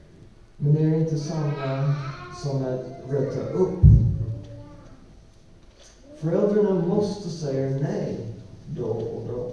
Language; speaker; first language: Swedish; non-native, learner; English